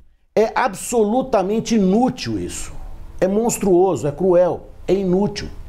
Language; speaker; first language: Portuguese; native; Portuguese